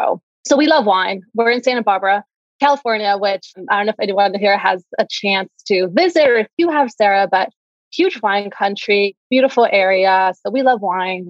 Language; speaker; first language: English; native; English